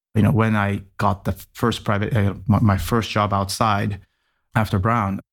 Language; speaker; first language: English; non-native, fluent; Japanese